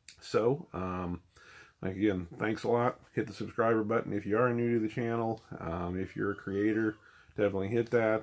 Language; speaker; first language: English; native; English